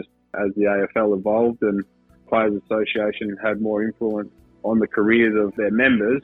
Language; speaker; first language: English; native; English